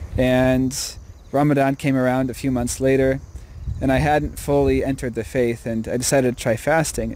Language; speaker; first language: English; native; English